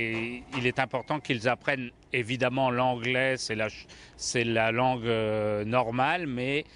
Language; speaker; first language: French; non-native, fluent; Spanish